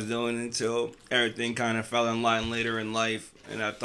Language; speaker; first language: English; native; English